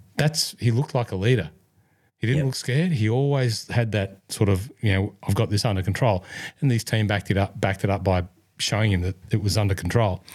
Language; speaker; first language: English; native; English